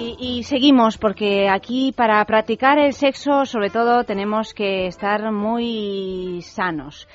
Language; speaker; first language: Spanish; native; Spanish